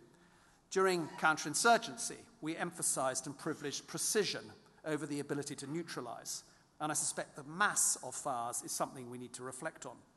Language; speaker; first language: English; native; English